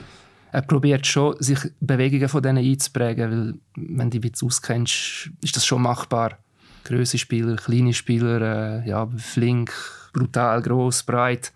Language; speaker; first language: German; native; German